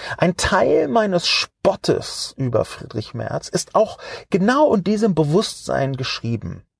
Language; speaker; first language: German; native; German